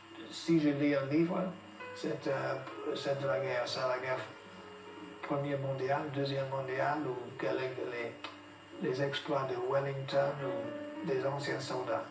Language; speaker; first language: French; non-native, fluent; English